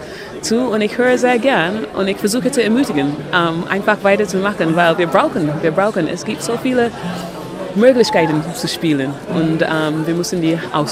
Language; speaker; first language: German; non-native, fluent; English